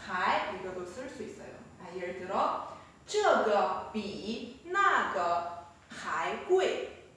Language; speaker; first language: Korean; non-native, fluent; Chinese